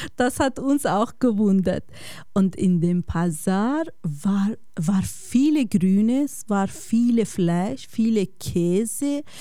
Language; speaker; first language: German; non-native, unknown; Kurdish